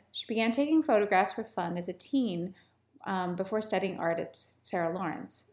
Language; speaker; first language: English; native; English